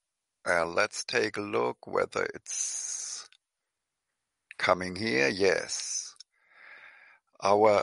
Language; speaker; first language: English; non-native, fluent; German